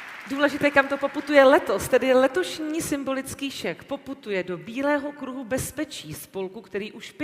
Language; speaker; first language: Czech; native; Czech